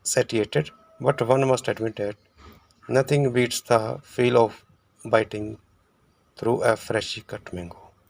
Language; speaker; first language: English; non-native, local second language; Punjabi